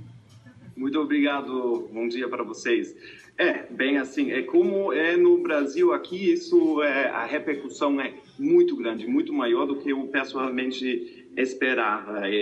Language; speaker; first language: Portuguese; non-native, fluent; German